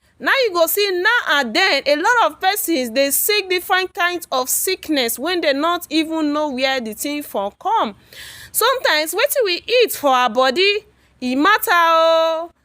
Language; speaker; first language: Nigerian Pidgin; native; Nigerian Pidgin